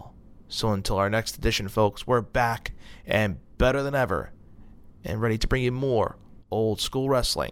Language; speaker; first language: English; native; English